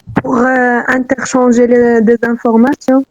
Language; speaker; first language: French; non-native, learner; Arabic